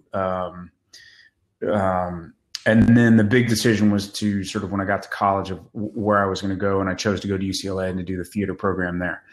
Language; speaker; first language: English; native; English